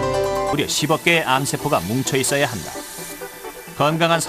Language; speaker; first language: Korean; native; Korean